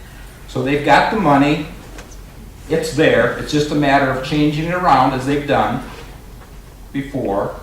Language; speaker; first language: English; native; English